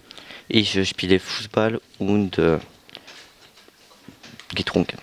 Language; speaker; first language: German; non-native, learner; French